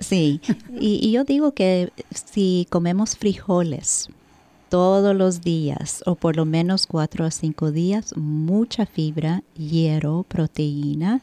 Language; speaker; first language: Spanish; early bilingual, heritage; Spanish